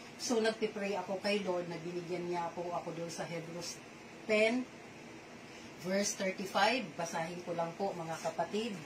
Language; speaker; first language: Filipino; non-native, local second language; Cebuano